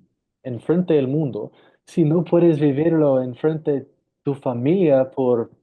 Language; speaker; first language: Spanish; non-native, fluent; English